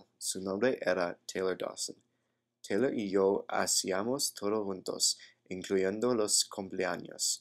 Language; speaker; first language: Spanish; non-native, learner; English